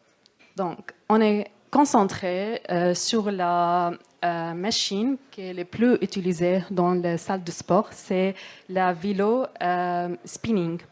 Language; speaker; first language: French; non-native, learner; Arabic